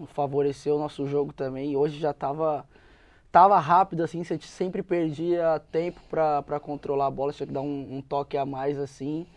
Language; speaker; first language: Portuguese; native; Portuguese